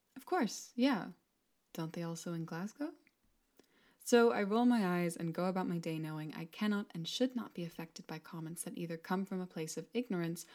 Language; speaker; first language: English; non-native, fluent; Spanish